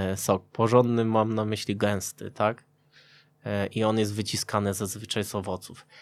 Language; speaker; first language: Polish; native; Polish